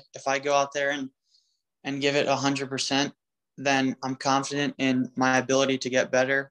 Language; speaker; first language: English; native; English